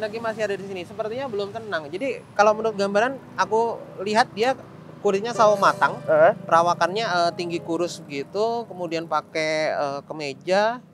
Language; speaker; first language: Indonesian; native; Indonesian